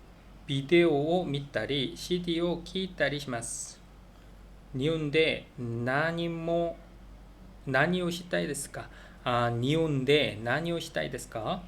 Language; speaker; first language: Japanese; non-native, learner; Korean